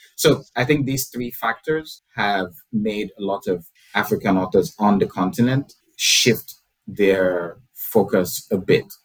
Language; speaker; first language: English; non-native, local second language; Yoruba